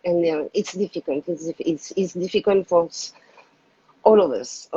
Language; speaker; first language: English; non-native, learner; French